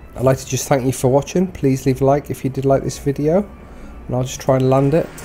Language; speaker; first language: English; native; English